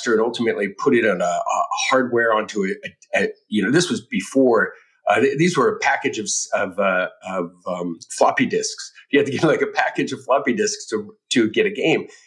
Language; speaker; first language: English; native; English